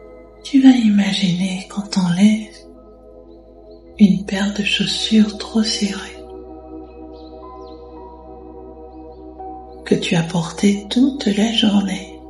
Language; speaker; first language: French; native; French